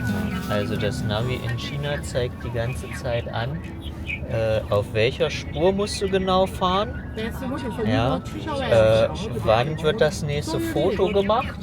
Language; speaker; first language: German; early bilingual, other home language; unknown